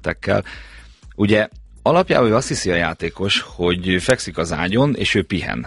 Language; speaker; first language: Hungarian; native; Hungarian